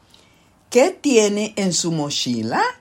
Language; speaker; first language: Spanish; non-native, fluent; English